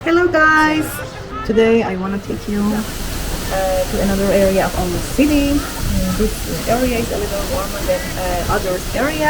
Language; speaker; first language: English; non-native, learner; Kurdish